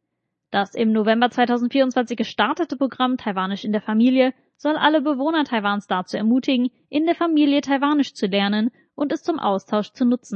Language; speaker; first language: German; native; German